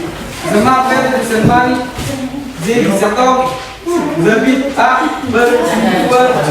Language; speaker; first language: French; non-native, learner; Indonesian